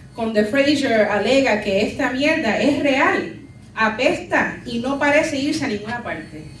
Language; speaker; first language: Spanish; early bilingual, heritage; Spanish